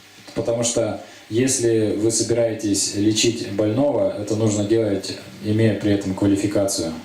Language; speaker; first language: Russian; native; Russian